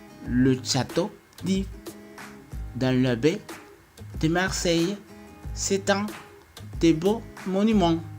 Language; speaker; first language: French; non-native, fluent; Spanish